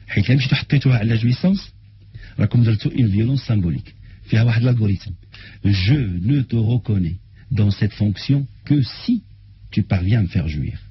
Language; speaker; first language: French; non-native, local second language; Arabic